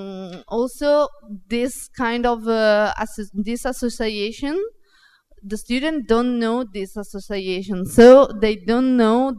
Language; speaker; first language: English; non-native, fluent; Italian